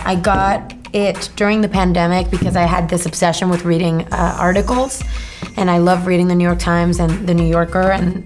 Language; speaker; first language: English; native; English